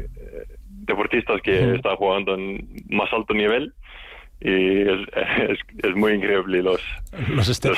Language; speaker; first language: Spanish; non-native, learner; Icelandic